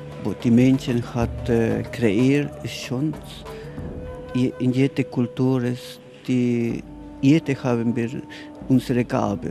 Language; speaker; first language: German; non-native, learner; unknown